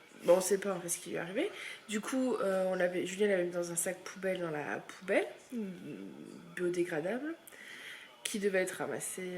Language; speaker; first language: French; native; French